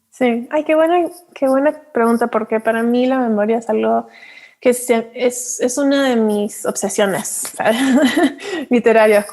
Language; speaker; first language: Spanish; early bilingual, heritage; Spanish